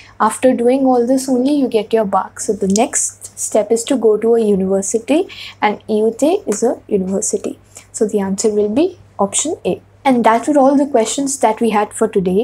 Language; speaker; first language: English; non-native, local second language; Hindi